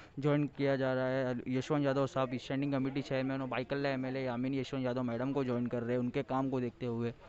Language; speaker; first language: Hindi; native; Hindi